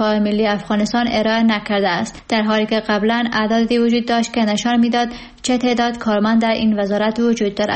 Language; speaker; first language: Persian; native; Persian